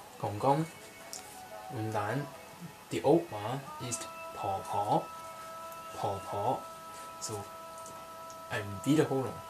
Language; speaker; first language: German; non-native, learner; Cantonese